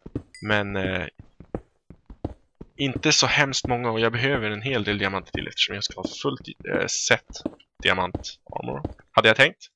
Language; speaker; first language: Swedish; native; Swedish